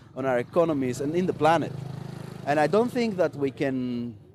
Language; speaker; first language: English; non-native, fluent; Greek